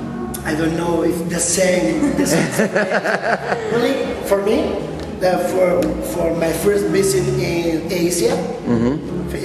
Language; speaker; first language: English; non-native, local second language; Spanish